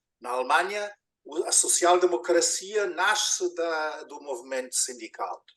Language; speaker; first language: Portuguese; non-native, fluent; German